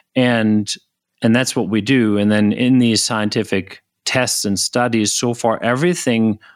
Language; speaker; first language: English; non-native, fluent; German